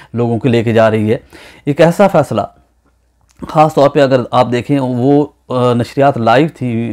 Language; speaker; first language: Urdu; native; Urdu